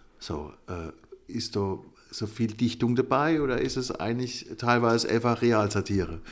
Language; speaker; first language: German; native; German